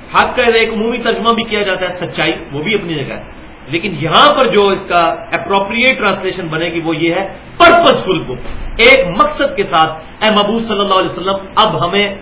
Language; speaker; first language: Urdu; non-native, local second language; Punjabi